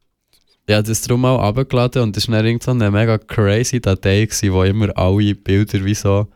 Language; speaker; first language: German; native; German